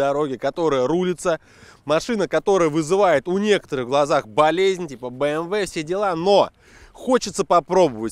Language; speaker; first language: Russian; native; Russian